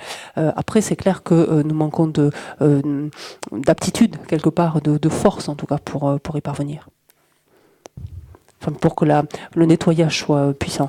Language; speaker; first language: French; native; French